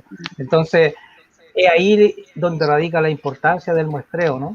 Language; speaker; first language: Spanish; native; Spanish